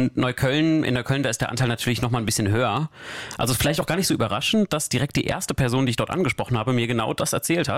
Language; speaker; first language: German; native; German